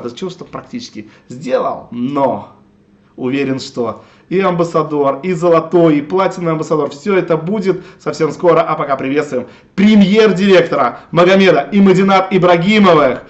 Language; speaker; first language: Russian; native; Russian